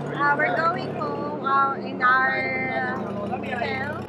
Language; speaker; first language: English; non-native, local second language; Filipino